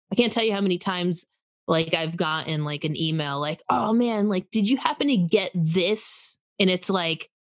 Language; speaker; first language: English; native; English